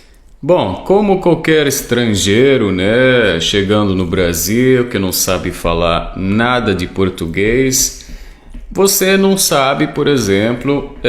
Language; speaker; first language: Portuguese; non-native, fluent; Arabic